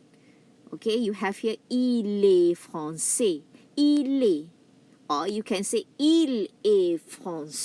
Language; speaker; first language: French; non-native, fluent; Malay